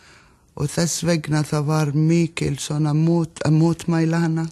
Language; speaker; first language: Icelandic; non-native, learner; Arabic